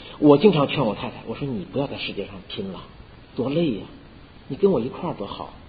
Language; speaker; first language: Chinese; native; Chinese